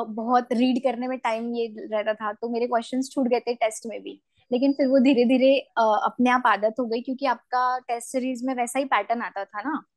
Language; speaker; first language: Hindi; non-native, local second language; Marathi